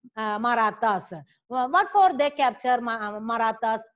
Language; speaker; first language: English; non-native, local second language; Malayalam